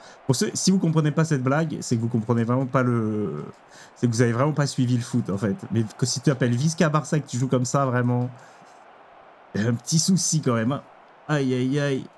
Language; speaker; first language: French; native; French